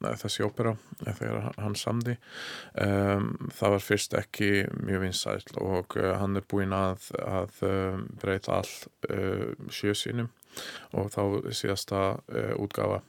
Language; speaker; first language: Icelandic; non-native, learner; Hungarian